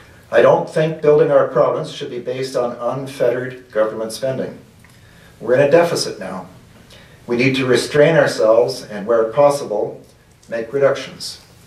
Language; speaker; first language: English; native; English